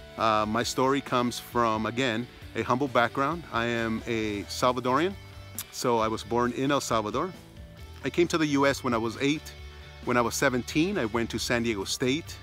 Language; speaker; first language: English; early bilingual, other home language; Spanish